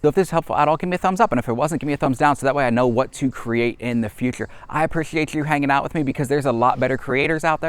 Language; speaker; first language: English; native; English